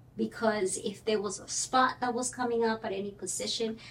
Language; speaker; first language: English; early bilingual, other home language; Spanish